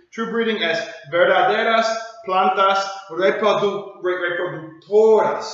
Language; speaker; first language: Spanish; non-native, learner; English